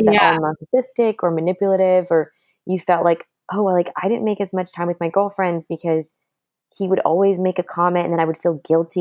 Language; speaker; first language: English; non-native, fluent; French